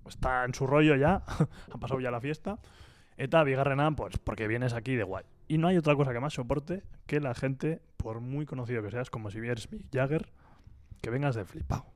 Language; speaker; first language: Spanish; non-native, local second language; Basque